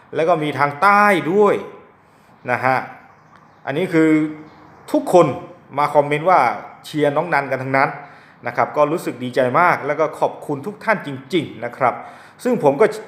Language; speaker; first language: Thai; non-native, local second language; S'gaw Karen